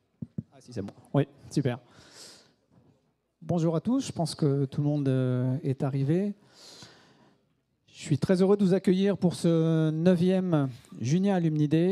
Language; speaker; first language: French; native; French